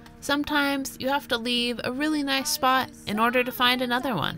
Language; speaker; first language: English; native; English